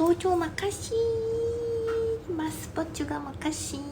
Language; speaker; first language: Indonesian; non-native, fluent; Korean